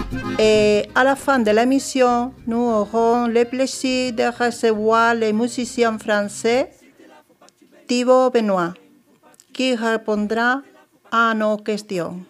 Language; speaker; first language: French; non-native, learner; Spanish